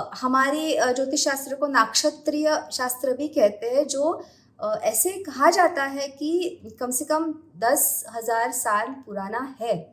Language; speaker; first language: Hindi; non-native, local second language; Marathi